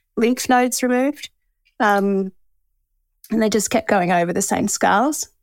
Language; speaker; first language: English; native; English